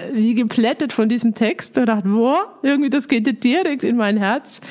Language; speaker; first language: German; native; German